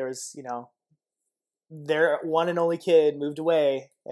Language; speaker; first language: English; native; English